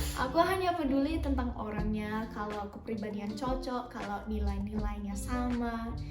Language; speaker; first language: Indonesian; non-native, fluent; English